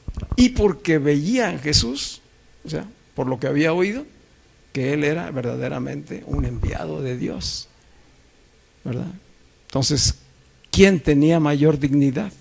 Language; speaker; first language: Spanish; native; Spanish